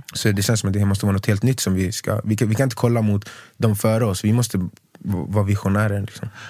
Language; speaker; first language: Swedish; native; Swedish